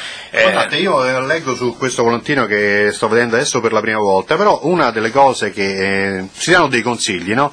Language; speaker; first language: Italian; native; Italian